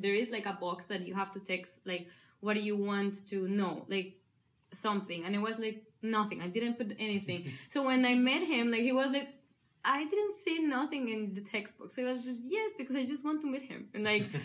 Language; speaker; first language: English; non-native, learner; Spanish